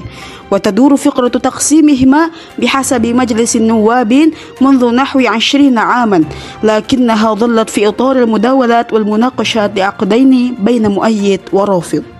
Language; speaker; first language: Arabic; non-native, learner; Indonesian